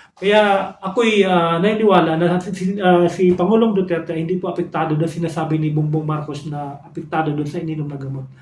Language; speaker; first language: Filipino; non-native, local second language; Cebuano